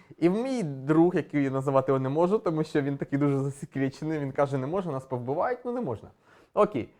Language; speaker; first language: Ukrainian; non-native, local second language; Russian